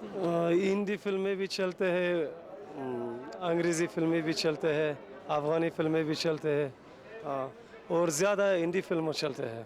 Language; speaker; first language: Hindi; non-native, learner; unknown